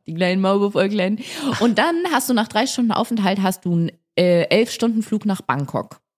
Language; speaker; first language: German; early bilingual, other home language; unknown